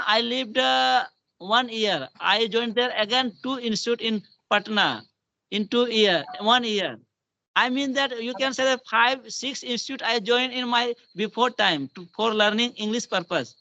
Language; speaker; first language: English; non-native, learner; Hindi